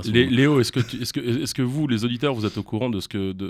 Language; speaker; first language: French; native; French